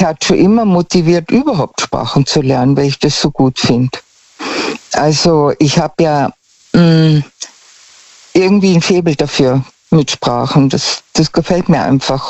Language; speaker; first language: German; native; German